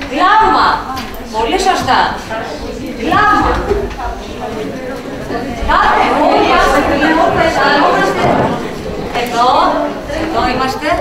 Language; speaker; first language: Greek; native; Greek